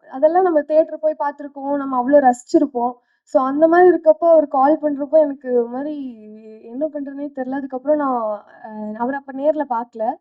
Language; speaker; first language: Tamil; native; Tamil